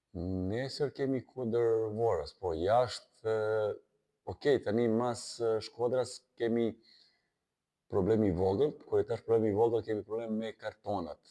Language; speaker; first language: Albanian; non-native, fluent; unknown